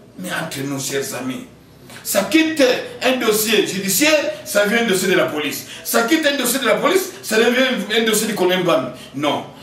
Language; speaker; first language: French; non-native, local second language; Kongo